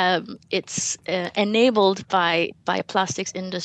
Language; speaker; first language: English; non-native, local second language; Malay